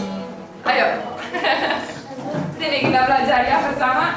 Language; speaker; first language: Indonesian; non-native, fluent; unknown